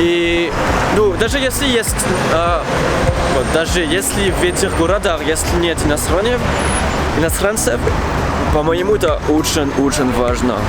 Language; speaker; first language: Russian; non-native, fluent; French